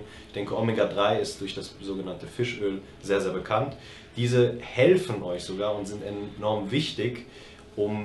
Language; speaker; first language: German; native; German